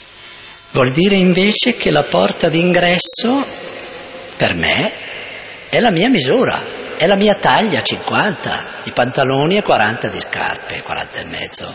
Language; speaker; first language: Italian; native; Italian